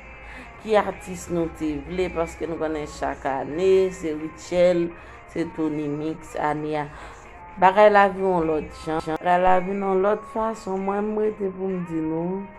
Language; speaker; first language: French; non-native, local second language; Haitian Creole